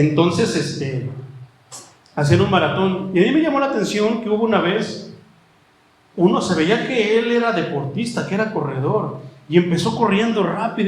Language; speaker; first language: Spanish; native; Spanish